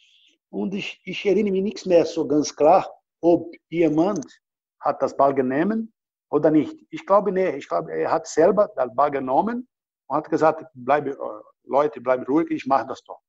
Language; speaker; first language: German; non-native, learner; Portuguese